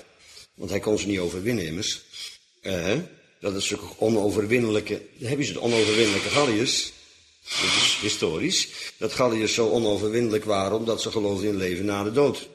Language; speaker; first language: Dutch; native; Dutch